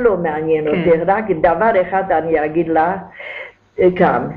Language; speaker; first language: Hebrew; non-native, learner; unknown